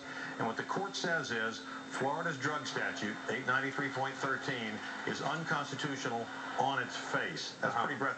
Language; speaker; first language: English; native; English